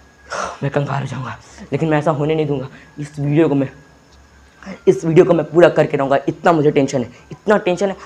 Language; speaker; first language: Hindi; native; Hindi